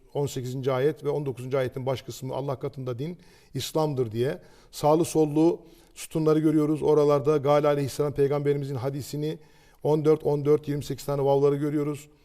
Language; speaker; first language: Turkish; native; Turkish